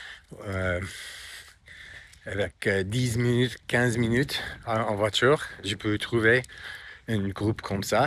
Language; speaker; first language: French; non-native, fluent; English